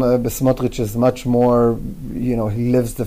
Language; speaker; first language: English; non-native, fluent; Hebrew